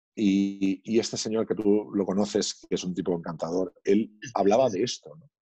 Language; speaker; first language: Spanish; non-native, local second language; Catalan